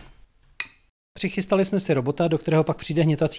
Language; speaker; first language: Czech; native; Czech